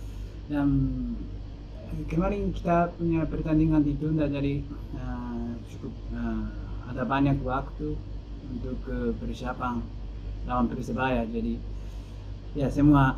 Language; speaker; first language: Indonesian; non-native, learner; Japanese